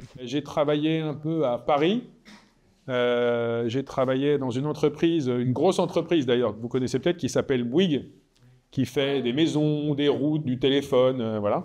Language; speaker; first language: French; native; French